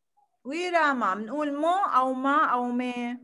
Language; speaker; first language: French; non-native, fluent; Arabic